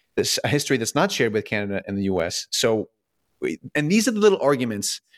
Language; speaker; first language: English; early bilingual, other home language; Russian